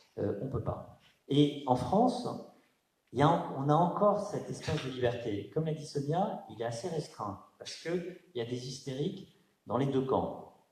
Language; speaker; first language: French; native; French